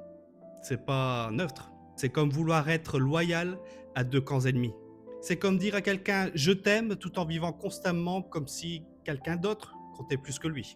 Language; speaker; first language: French; native; French